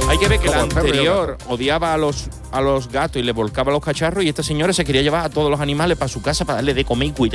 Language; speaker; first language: Spanish; native; Spanish